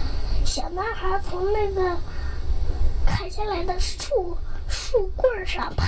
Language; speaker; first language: Chinese; native; Chinese